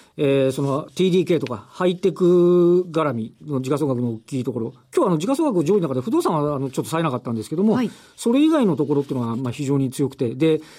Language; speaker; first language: Japanese; native; Japanese